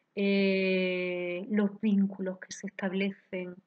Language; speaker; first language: Spanish; native; Spanish